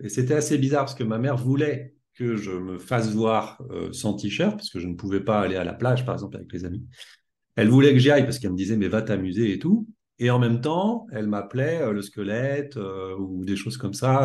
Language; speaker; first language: French; native; French